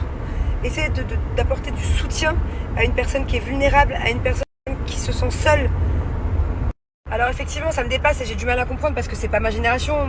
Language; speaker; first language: French; native; French